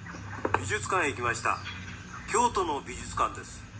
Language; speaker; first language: Japanese; non-native, learner; Filipino